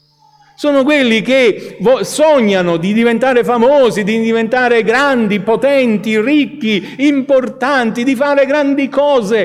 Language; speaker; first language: Italian; native; Italian